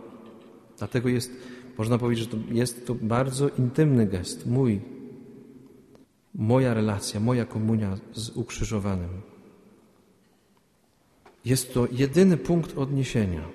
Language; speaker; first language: Polish; native; Polish